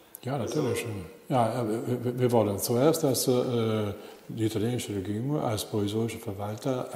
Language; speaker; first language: German; non-native, learner; Italian